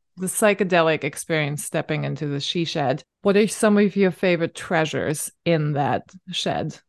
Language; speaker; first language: English; non-native, fluent; German